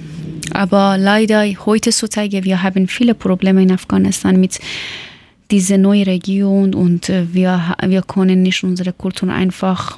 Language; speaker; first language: German; non-native, local second language; Persian